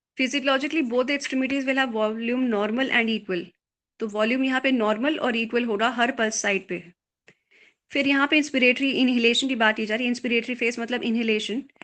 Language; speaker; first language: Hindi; native; Hindi